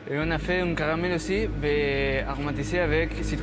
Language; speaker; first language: French; non-native, learner; Spanish